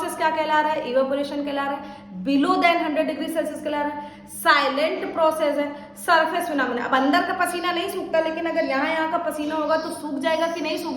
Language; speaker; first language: Hindi; native; Hindi